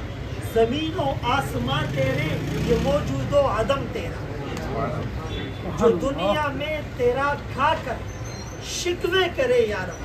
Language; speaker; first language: Urdu; native; Urdu